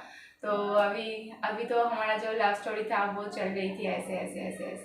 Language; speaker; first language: Hindi; non-native, local second language; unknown